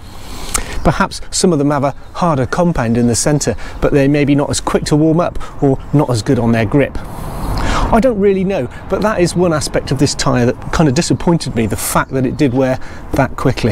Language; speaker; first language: English; native; English